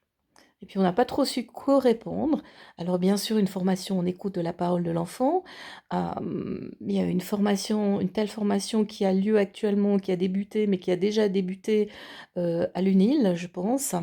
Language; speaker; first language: French; native; French